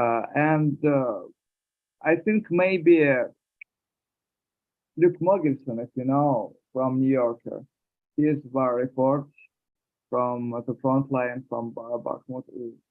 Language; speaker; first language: English; non-native, learner; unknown